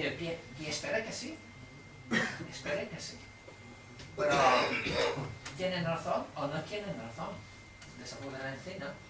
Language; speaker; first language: Spanish; non-native, fluent; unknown